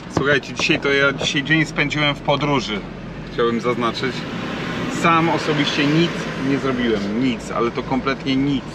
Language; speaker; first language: Polish; native; Polish